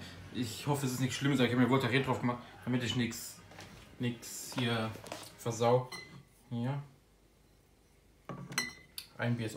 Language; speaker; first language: German; native; German